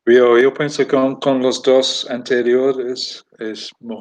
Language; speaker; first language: Spanish; non-native, learner; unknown